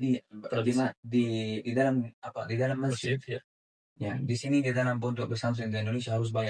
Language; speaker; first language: Indonesian; non-native, fluent; Arabic